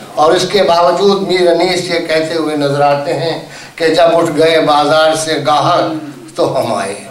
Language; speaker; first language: Urdu; native; Urdu